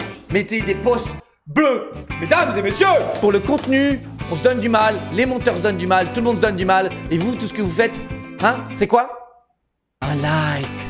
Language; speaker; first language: French; native; French